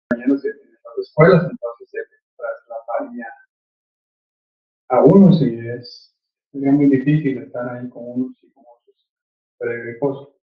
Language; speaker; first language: Spanish; native; Spanish